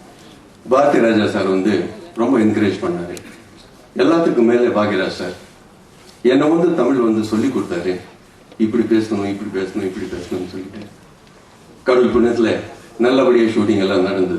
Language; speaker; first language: Tamil; non-native, fluent; Hindi